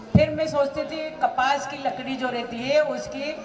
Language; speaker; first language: Hindi; non-native, fluent; Bhili